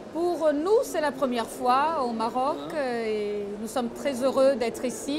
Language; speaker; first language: French; non-native, fluent; Italian